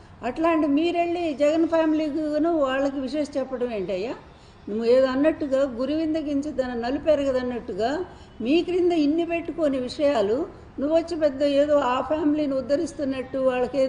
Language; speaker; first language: Telugu; native; Telugu